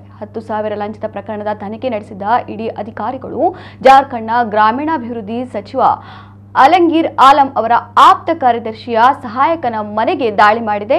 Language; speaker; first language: Kannada; native; Kannada